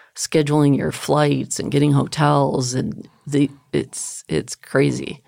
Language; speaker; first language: English; native; English